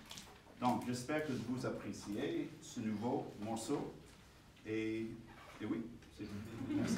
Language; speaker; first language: French; non-native, fluent; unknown